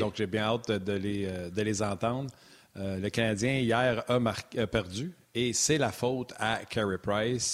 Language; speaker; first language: French; native; French